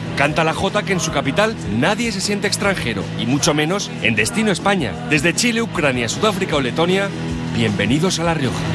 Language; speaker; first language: Spanish; native; Spanish